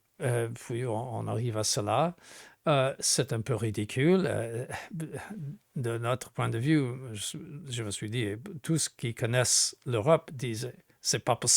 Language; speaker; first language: French; non-native, fluent; English